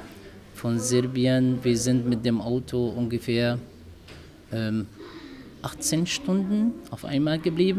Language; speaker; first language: German; non-native, learner; Arabic